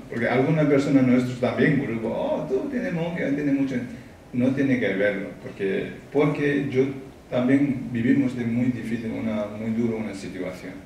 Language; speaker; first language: Spanish; non-native, learner; Tibetan